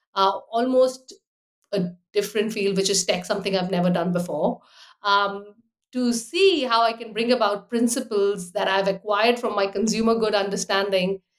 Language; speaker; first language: English; non-native, fluent; Hindi